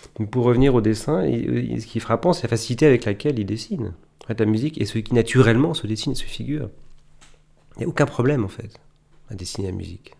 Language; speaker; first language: French; native; French